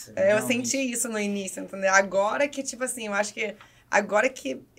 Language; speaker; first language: Portuguese; early bilingual, heritage; English